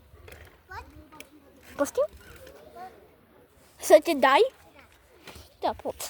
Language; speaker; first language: Romanian; native; Romanian